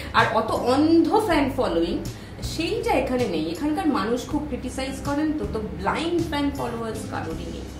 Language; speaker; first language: Bangla; native; Bangla